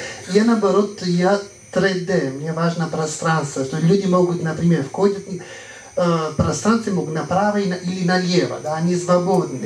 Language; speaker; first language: Russian; non-native, fluent; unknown